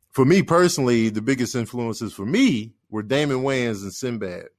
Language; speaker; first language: English; native; English